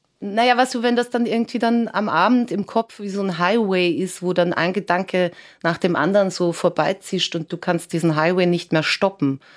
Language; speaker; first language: German; early bilingual, other home language; Serbian